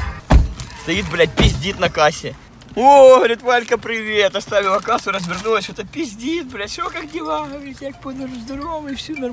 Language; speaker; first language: Russian; native; Russian